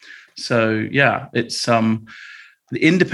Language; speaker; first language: English; native; English